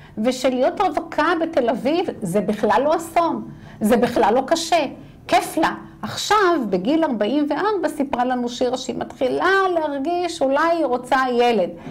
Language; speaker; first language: Hebrew; native; Hebrew